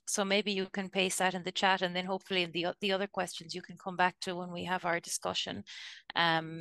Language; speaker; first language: English; native; English